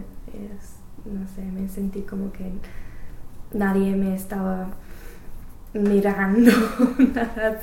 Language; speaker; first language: Spanish; non-native, learner; English